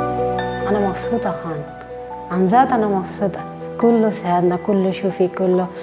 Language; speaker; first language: Arabic; non-native, learner; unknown